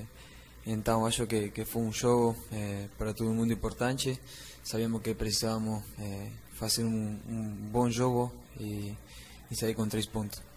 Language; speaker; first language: Portuguese; non-native, fluent; Spanish